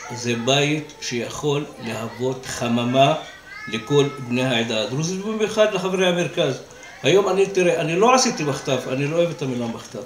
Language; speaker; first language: Hebrew; non-native, local second language; Arabic